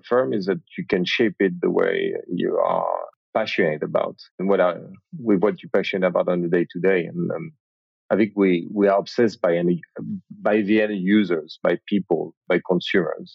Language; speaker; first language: English; non-native, fluent; French